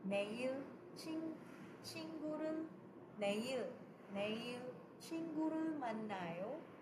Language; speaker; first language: Korean; non-native, fluent; Cebuano